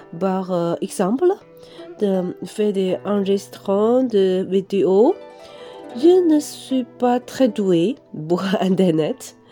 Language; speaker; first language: French; non-native, fluent; Chinese